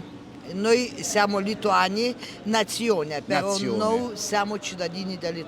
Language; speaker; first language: Italian; non-native, learner; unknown